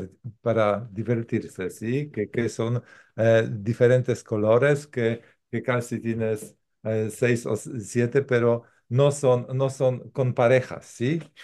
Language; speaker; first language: Spanish; non-native, learner; Polish